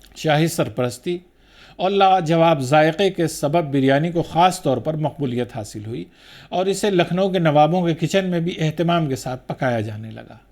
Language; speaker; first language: Urdu; native; Urdu